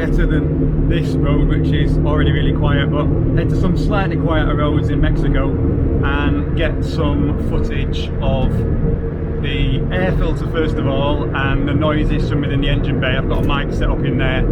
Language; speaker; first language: English; native; English